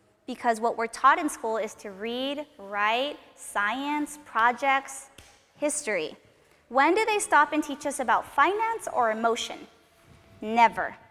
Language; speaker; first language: English; early bilingual, other home language; Spanish